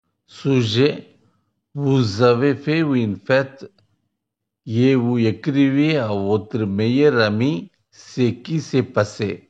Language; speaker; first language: French; non-native, learner; Tamil